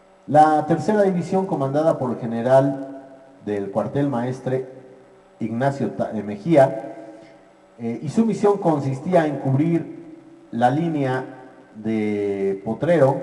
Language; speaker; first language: Spanish; native; Spanish